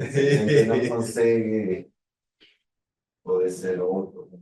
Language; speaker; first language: Portuguese; non-native, fluent; Spanish